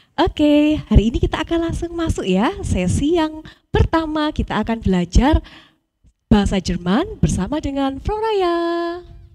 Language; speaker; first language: Indonesian; native; Indonesian